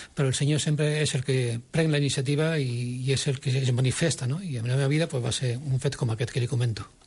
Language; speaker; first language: Catalan; non-native, local second language; Spanish